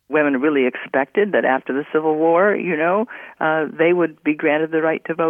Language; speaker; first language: English; native; English